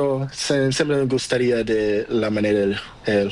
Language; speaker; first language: Spanish; non-native, learner; Portuguese